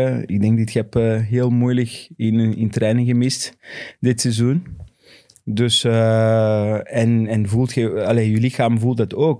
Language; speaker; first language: Dutch; non-native, fluent; Portuguese